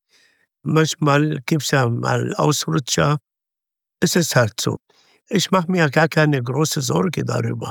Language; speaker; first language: German; non-native, fluent; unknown